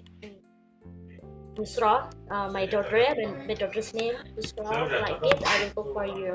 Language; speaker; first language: English; non-native, learner; Indonesian